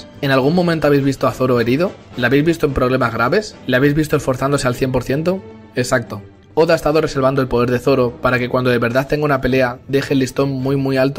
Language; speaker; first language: Spanish; native; Spanish